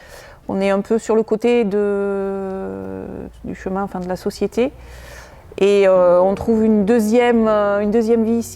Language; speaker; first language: French; native; French